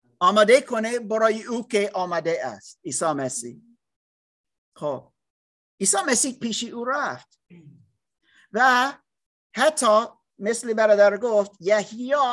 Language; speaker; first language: Persian; non-native, learner; English